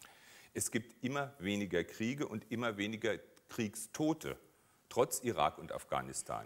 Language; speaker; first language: German; native; German